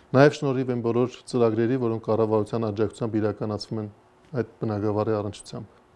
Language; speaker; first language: Armenian; native; Armenian